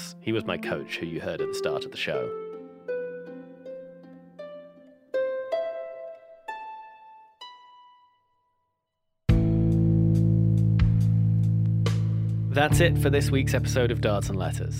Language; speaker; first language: English; native; English